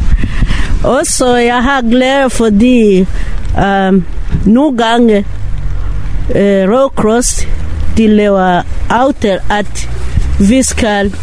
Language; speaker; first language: Danish; non-native, learner; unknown